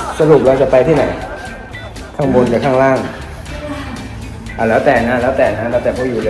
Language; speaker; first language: Thai; native; Thai